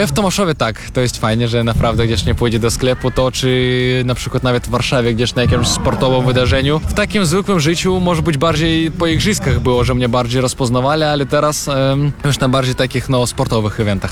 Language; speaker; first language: Polish; non-native, fluent; Russian